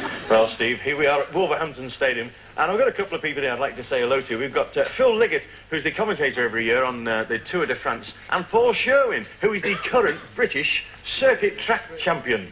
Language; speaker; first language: English; native; English